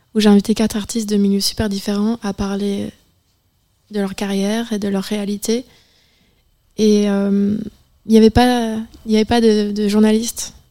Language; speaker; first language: French; native; French